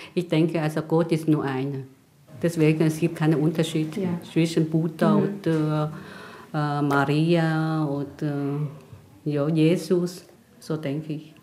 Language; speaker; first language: German; non-native, learner; Vietnamese